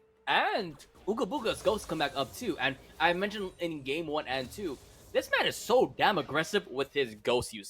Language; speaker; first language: English; native; English